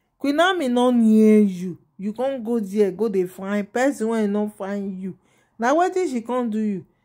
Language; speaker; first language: Nigerian Pidgin; non-native, local second language; Yoruba